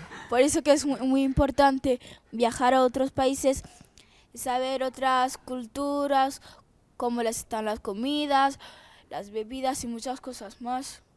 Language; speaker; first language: Spanish; early bilingual, other home language; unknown